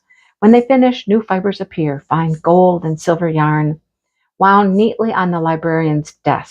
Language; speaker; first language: English; native; English